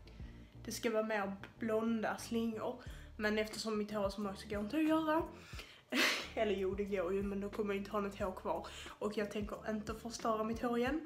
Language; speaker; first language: Swedish; native; Swedish